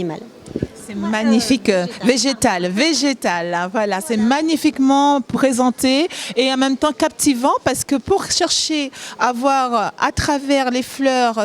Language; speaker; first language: French; native; French